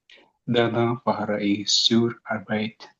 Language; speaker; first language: German; non-native, learner; Indonesian